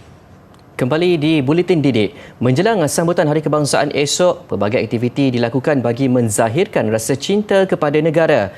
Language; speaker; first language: Malay; native; Malay